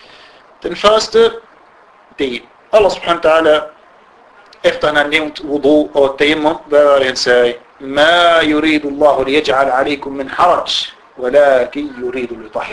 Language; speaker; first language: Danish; non-native, fluent; Arabic